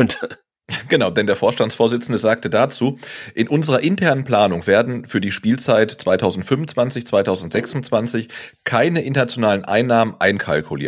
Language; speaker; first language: German; native; German